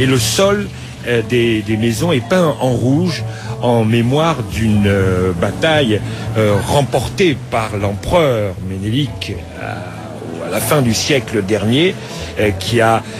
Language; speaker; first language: French; native; French